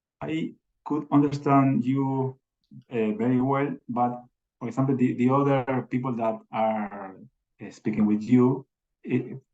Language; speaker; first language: English; non-native, learner; Spanish